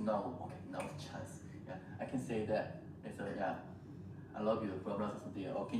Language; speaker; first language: English; non-native, learner; Korean